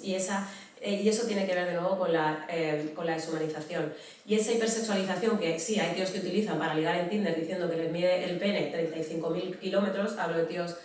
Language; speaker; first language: Spanish; native; Spanish